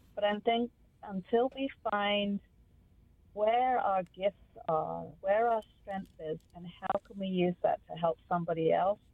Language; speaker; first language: English; native; English